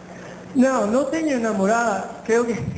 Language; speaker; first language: Portuguese; non-native, learner; Spanish